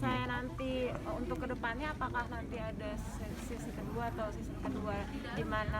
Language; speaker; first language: Indonesian; native; Indonesian